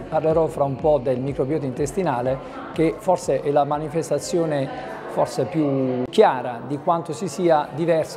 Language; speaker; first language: Italian; native; Italian